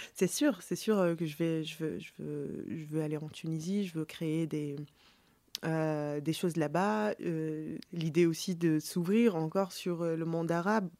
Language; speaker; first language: French; non-native, local second language; Arabic